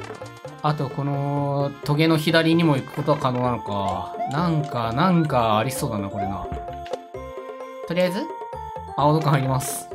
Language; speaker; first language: Japanese; native; Japanese